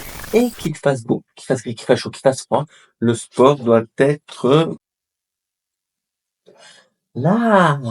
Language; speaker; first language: French; native; French